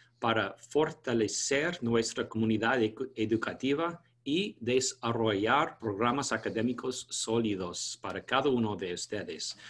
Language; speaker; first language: Spanish; non-native, fluent; English